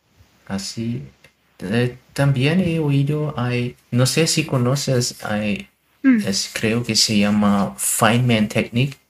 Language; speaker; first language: Spanish; non-native, learner; German